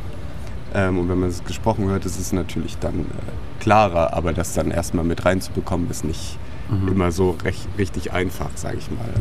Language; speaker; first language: German; native; German